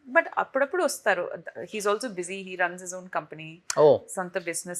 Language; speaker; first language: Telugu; non-native, fluent; Tamil